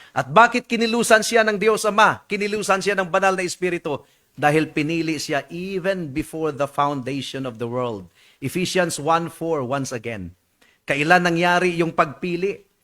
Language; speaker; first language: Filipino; non-native, local second language; Cebuano